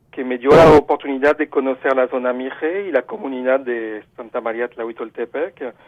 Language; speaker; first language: Spanish; non-native, fluent; French